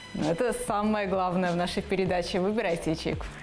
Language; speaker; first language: Russian; native; Russian